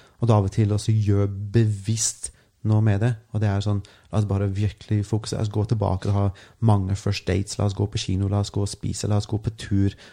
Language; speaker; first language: Norwegian; non-native, fluent; English